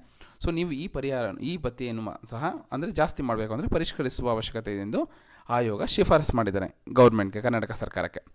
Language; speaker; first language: Kannada; native; Kannada